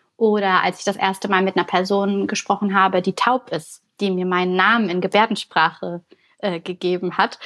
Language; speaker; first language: German; early bilingual, other home language; Bulgarian